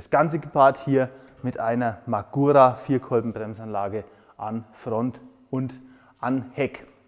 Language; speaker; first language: German; native; German